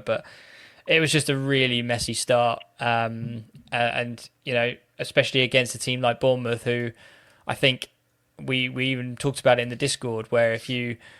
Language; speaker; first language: English; native; English